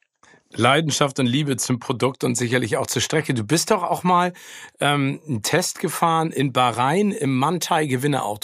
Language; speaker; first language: German; native; German